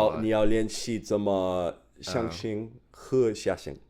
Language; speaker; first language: Chinese; non-native, fluent; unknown